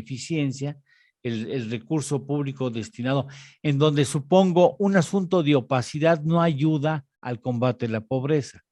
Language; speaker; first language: Spanish; native; Spanish